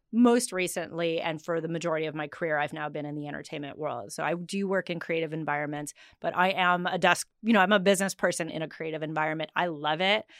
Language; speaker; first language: English; native; English